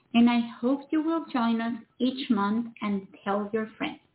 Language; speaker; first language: English; non-native, fluent; Spanish